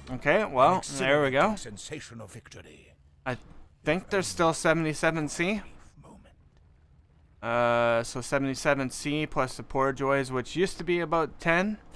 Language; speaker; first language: English; native; English